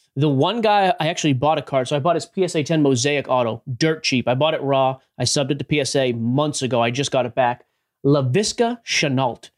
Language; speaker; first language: English; native; English